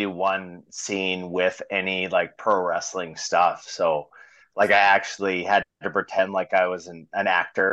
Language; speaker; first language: English; native; English